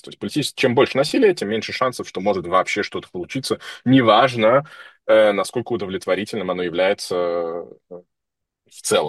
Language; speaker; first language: Russian; native; Russian